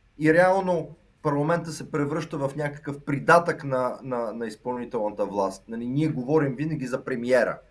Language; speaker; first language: Bulgarian; native; Bulgarian